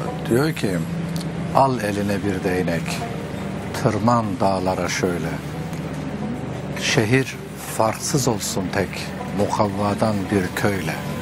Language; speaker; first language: Turkish; native; Turkish